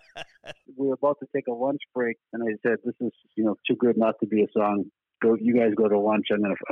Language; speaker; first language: English; native; English